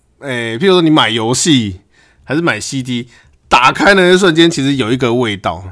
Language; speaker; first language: Chinese; native; Chinese